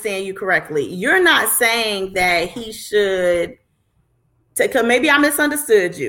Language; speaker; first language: English; native; English